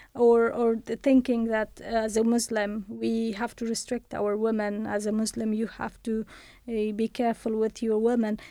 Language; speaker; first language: English; non-native, fluent; Persian